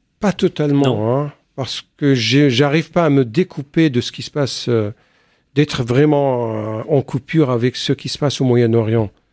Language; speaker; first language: French; non-native, fluent; Arabic